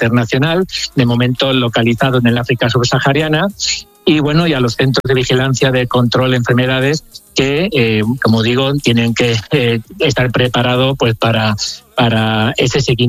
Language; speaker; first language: Spanish; native; Spanish